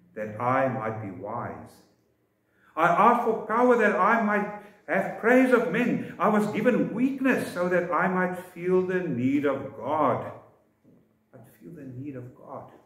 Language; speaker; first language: English; non-native, local second language; Afrikaans